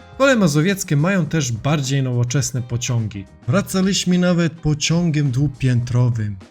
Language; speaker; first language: Polish; non-native, fluent; Serbian